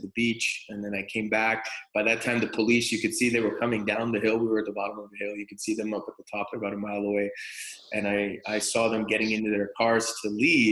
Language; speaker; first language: English; native; English